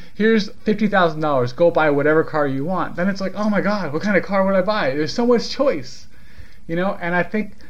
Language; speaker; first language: English; native; English